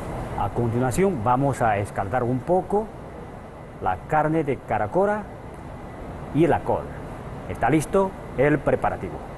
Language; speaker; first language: Spanish; non-native, fluent; Chinese